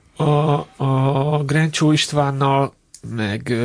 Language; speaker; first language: Hungarian; native; Hungarian